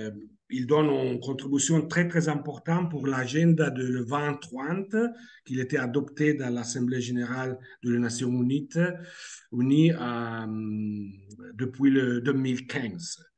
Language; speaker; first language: French; non-native, fluent; Italian